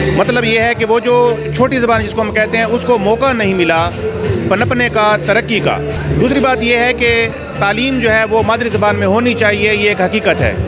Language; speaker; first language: Urdu; non-native, local second language; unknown